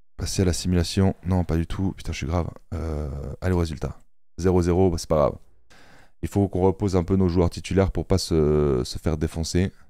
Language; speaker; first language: French; native; French